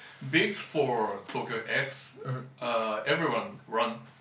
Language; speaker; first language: English; non-native, learner; Japanese